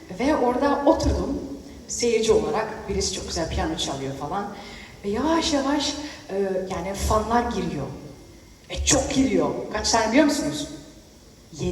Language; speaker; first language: Turkish; early bilingual, heritage; Turkish